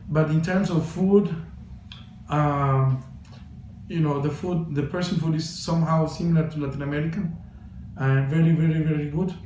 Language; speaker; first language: English; non-native, fluent; Spanish